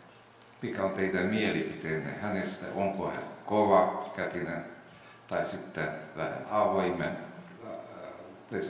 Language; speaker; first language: Finnish; non-native, fluent; Romanian